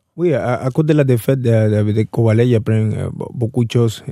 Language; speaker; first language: French; non-native, fluent; Spanish